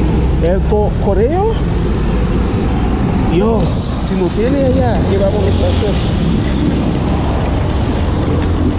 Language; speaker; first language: Spanish; non-native, learner; Haitian Creole